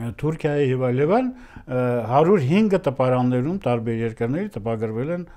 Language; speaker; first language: Armenian; native; Armenian